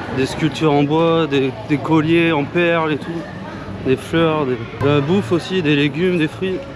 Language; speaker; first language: French; native; French